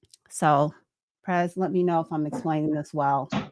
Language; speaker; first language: English; native; English